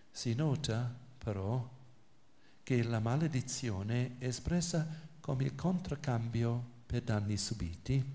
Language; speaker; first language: Italian; non-native, fluent; English